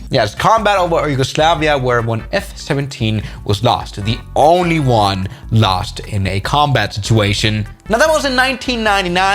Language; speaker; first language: English; non-native, fluent; German